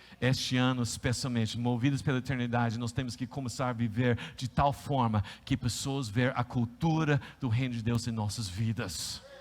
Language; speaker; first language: Portuguese; non-native, fluent; English